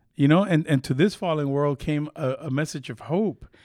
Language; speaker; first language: English; early bilingual, other home language; Spanish